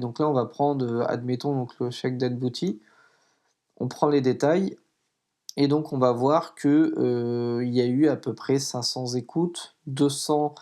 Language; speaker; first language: French; native; French